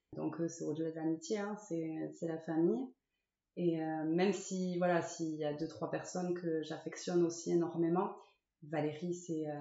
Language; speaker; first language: French; native; French